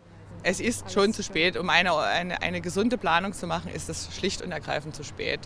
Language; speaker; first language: German; native; German